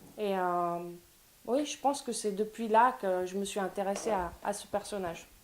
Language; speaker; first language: French; native; French